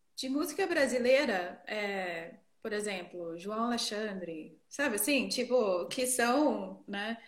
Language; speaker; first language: Portuguese; non-native, fluent; English